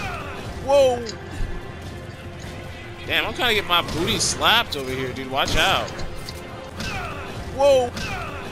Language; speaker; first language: English; native; English